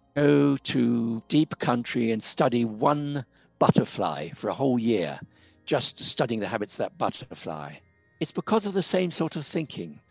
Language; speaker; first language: English; native; English